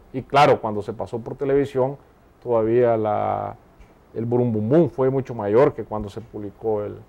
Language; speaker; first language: Spanish; native; Spanish